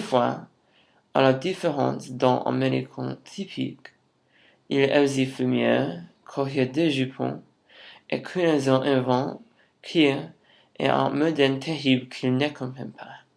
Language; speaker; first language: French; non-native, learner; English